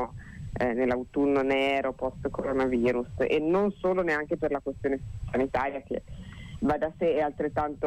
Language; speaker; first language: Italian; native; Italian